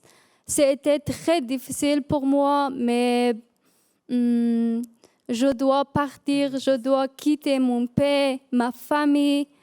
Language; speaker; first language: French; non-native, learner; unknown